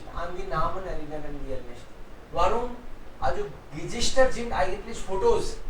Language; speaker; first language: German; non-native, fluent; Hindi